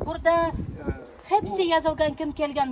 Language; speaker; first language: Turkish; non-native, learner; Russian